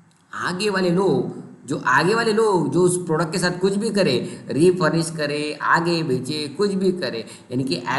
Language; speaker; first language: Hindi; non-native, local second language; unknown